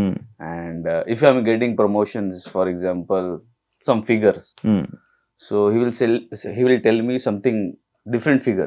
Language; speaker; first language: Telugu; non-native, local second language; Hindi